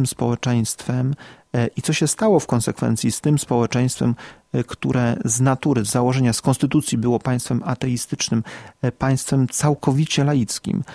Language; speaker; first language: Polish; native; Polish